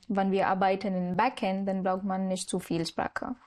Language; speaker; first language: German; non-native, learner; Marathi